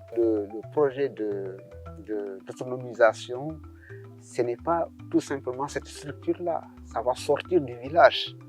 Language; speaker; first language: French; non-native, local second language; Serer